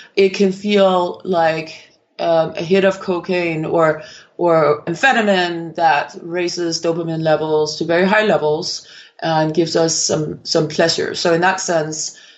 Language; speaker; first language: English; non-native, fluent; Danish